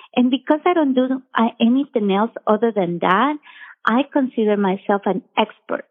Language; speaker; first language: English; non-native, fluent; Spanish